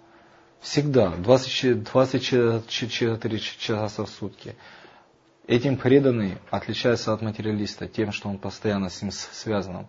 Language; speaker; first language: Russian; native; Russian